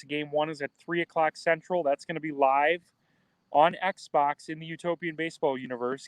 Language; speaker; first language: English; native; English